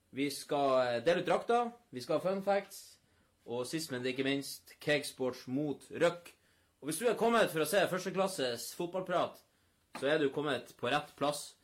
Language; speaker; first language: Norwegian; native; Norwegian